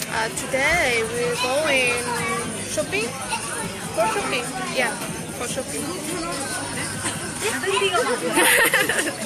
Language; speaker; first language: English; non-native, learner; Arabic